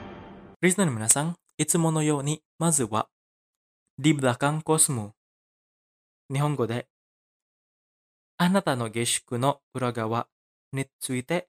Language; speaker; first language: Japanese; non-native, fluent; Indonesian